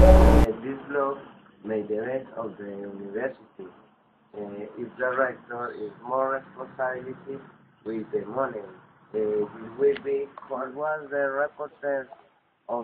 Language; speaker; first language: English; non-native, learner; Spanish